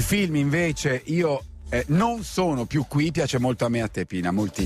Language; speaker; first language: Italian; native; Italian